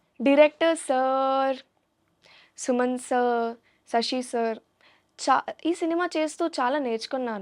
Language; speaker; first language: Telugu; non-native, learner; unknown